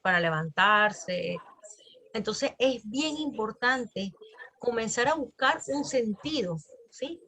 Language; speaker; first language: Spanish; native; Spanish